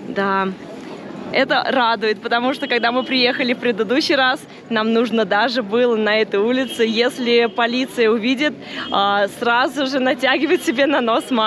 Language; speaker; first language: Russian; native; Russian